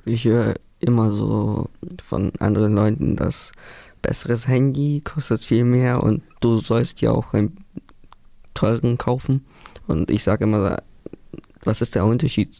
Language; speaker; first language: German; early bilingual, other home language; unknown